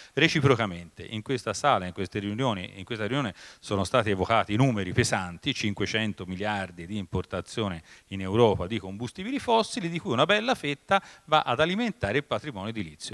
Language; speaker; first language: Italian; native; Italian